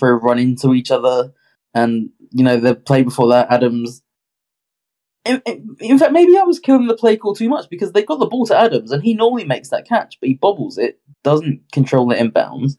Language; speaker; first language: English; native; English